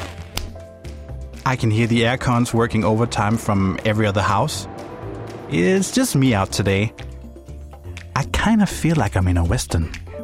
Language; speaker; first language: English; non-native, fluent; Danish